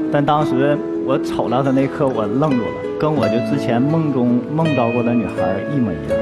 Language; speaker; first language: Chinese; native; Chinese